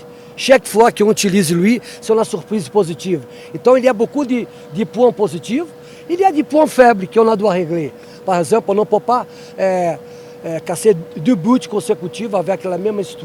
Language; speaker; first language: French; non-native, learner; Portuguese